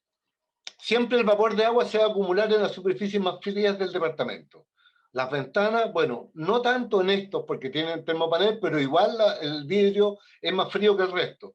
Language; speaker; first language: Spanish; native; Spanish